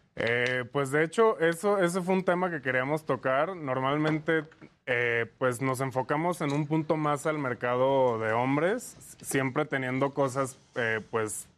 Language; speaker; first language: Spanish; native; Spanish